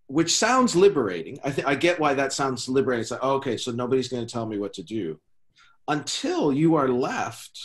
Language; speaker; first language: English; native; English